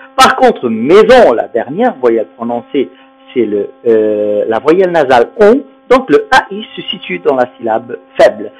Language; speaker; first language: French; non-native, fluent; Spanish